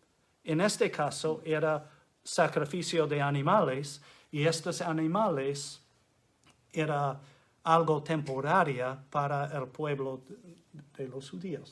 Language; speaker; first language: Spanish; non-native, fluent; English